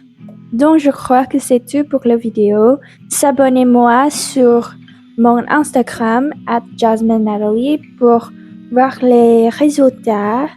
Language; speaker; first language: French; non-native, learner; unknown